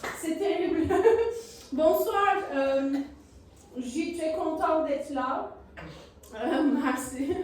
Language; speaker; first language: French; non-native, learner; Turkish